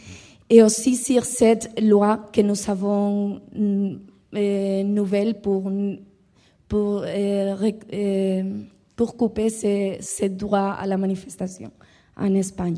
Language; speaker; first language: French; non-native, learner; Spanish